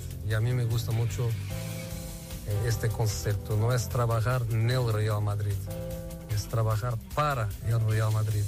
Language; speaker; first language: Spanish; non-native, fluent; Portuguese